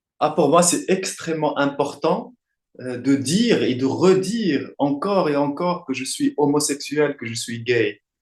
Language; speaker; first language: French; non-native, local second language; Arabic